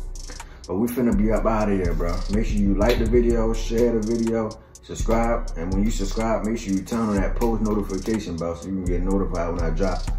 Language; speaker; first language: English; native; English